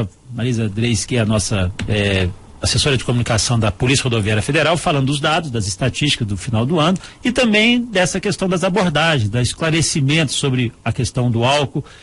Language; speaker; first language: Portuguese; native; Portuguese